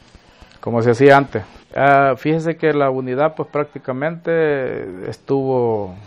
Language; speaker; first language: Spanish; native; Spanish